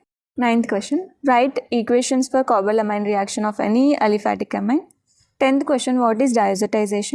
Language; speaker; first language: English; non-native, local second language; Telugu